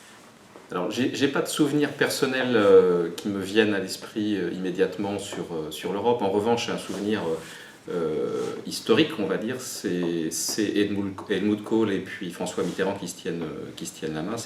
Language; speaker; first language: French; native; French